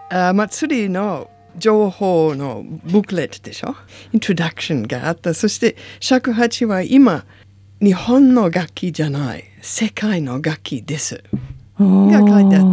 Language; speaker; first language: Japanese; non-native, learner; English